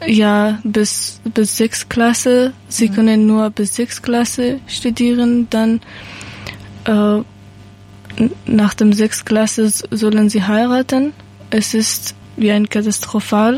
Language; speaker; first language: German; non-native, learner; Persian